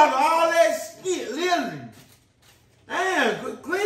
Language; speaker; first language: English; native; English